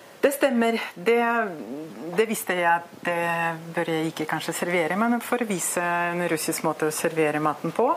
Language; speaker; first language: Norwegian; non-native, learner; Russian